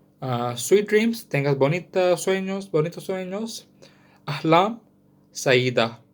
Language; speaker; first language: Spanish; non-native, learner; Sindhi